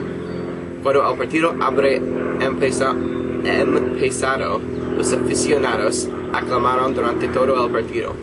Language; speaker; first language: Spanish; non-native, learner; English